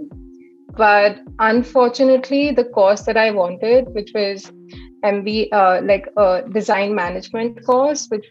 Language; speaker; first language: English; non-native, local second language; Hindi